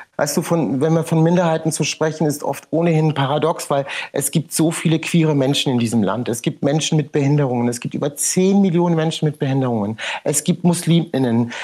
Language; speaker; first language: German; native; German